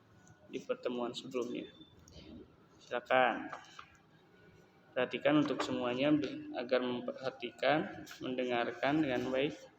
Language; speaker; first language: Indonesian; native; Indonesian